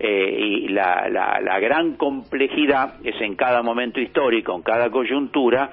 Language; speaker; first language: Spanish; native; Spanish